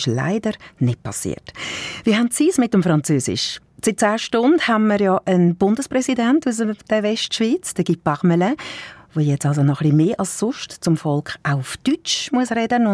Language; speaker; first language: German; native; German